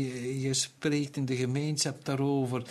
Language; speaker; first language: Dutch; non-native, local second language; German